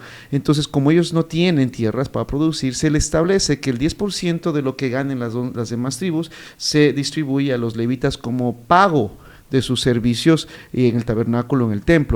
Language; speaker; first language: Spanish; native; Spanish